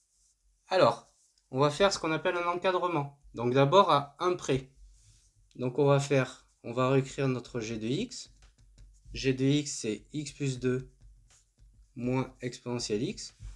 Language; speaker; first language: French; native; French